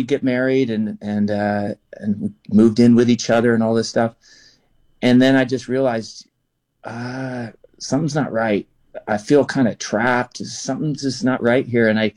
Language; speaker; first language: English; native; English